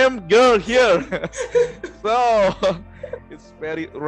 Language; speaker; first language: English; non-native, learner; Indonesian